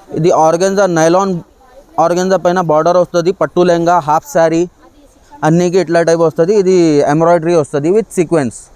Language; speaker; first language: Telugu; non-native, local second language; Urdu